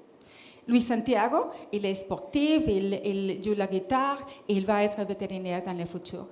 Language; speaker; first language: French; non-native, fluent; Spanish